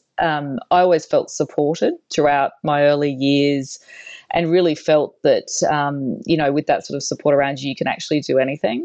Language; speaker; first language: English; native; English